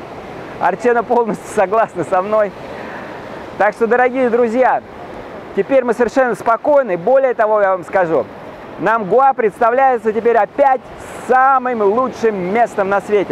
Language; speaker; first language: Russian; native; Russian